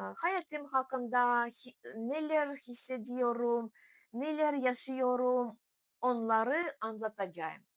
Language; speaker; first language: Turkish; non-native, learner; Tatar